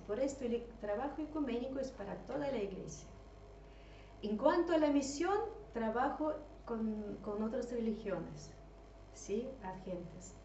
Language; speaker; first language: Spanish; non-native, fluent; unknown